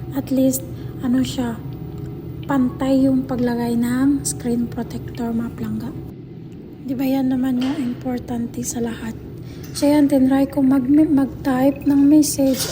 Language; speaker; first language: Filipino; non-native, local second language; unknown